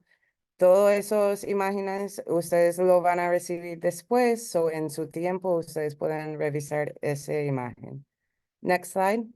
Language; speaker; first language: Spanish; early bilingual, heritage; Spanish